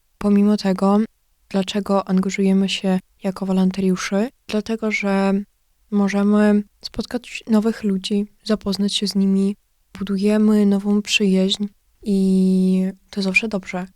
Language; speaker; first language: Polish; non-native, learner; Ukrainian